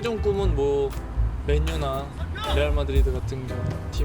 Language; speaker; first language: Korean; native; Korean